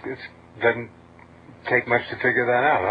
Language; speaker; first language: English; native; English